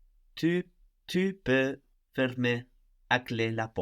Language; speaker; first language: French; non-native, learner; Spanish